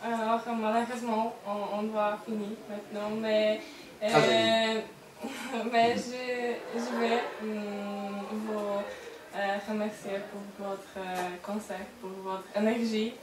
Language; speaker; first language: French; non-native, learner; Polish